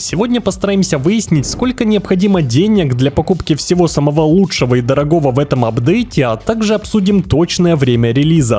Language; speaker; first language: Russian; native; Russian